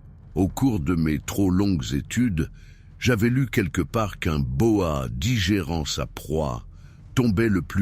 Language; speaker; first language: French; native; French